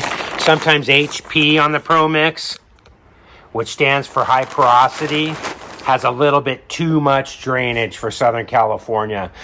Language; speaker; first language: English; native; English